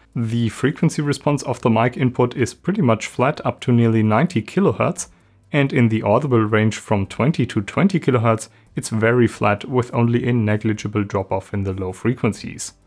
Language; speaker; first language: English; non-native, fluent; German